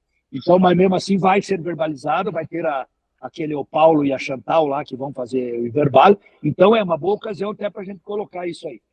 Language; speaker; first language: Portuguese; native; Portuguese